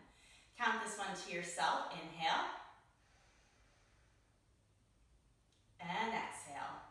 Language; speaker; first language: English; native; English